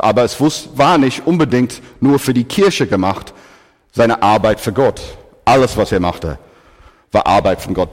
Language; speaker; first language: German; non-native, fluent; English